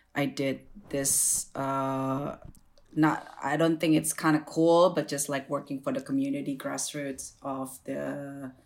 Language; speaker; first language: English; non-native, fluent; Indonesian